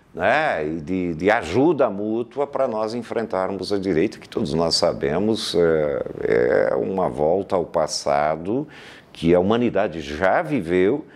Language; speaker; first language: Portuguese; native; Portuguese